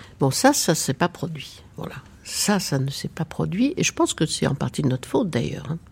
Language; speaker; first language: French; native; French